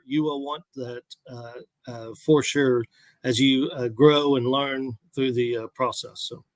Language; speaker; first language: English; native; English